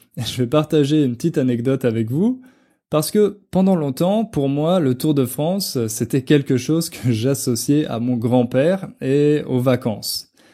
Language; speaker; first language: French; native; French